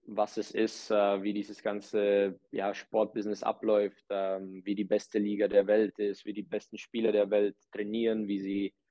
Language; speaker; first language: German; early bilingual, other home language; Czech